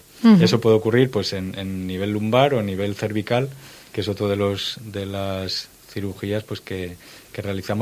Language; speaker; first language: Spanish; native; Spanish